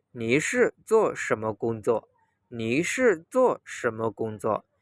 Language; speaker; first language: Chinese; non-native, fluent; Burmese